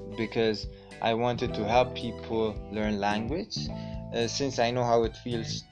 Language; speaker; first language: English; non-native, fluent; Amharic